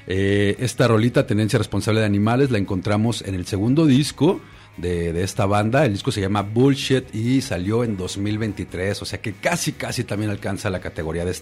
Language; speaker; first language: Spanish; native; Spanish